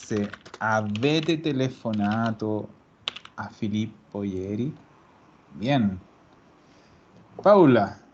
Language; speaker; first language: Italian; non-native, fluent; Spanish